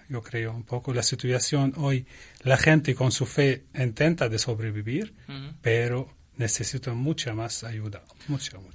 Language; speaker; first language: Spanish; non-native, learner; Arabic